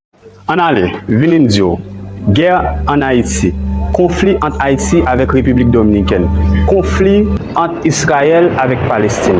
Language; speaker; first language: French; non-native, local second language; Haitian Creole